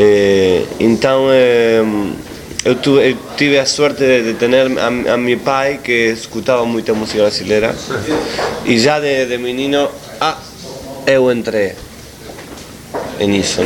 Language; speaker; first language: Portuguese; non-native, learner; Spanish